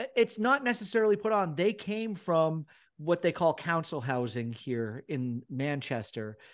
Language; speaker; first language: English; native; English